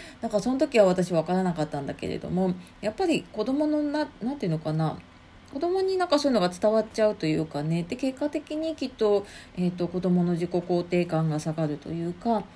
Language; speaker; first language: Japanese; native; Japanese